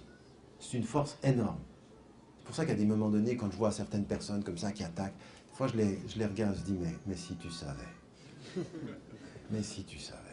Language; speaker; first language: French; native; French